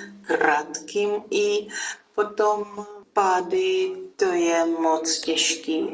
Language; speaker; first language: Czech; non-native, fluent; Ukrainian